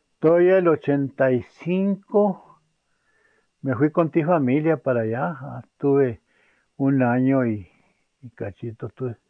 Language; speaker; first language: Spanish; native; Spanish